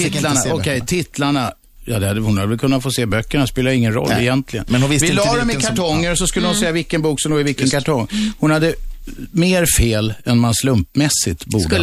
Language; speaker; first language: Swedish; native; Swedish